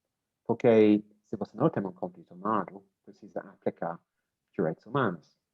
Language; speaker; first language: Portuguese; non-native, learner; English